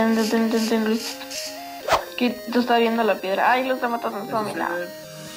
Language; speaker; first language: Spanish; native; Spanish